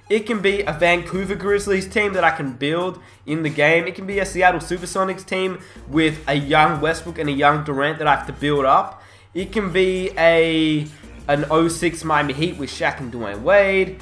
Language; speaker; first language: English; native; English